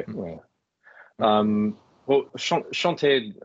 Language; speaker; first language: French; non-native, learner; English